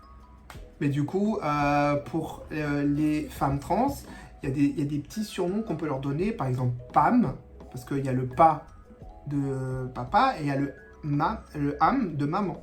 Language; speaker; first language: French; native; French